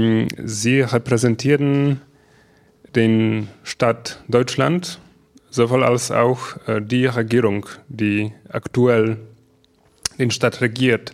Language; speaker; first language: German; non-native, fluent; Polish